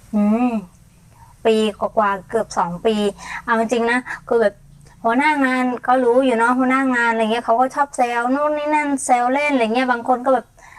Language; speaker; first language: Thai; non-native, fluent; Mon